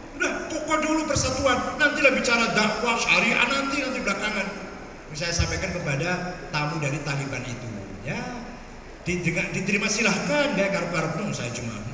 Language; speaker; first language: Malay; non-native, local second language; Javanese